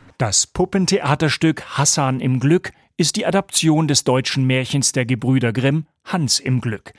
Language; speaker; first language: German; native; German